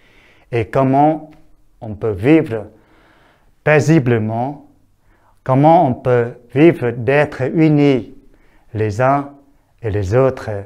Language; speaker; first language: French; non-native, fluent; Vietnamese